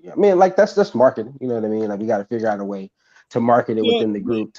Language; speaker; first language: English; native; English